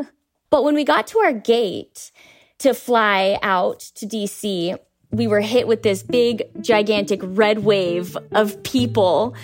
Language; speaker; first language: English; native; English